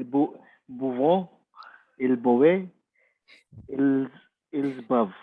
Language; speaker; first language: French; non-native, learner; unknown